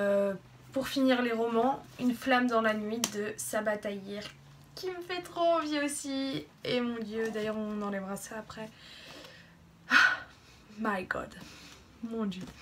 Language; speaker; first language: French; native; French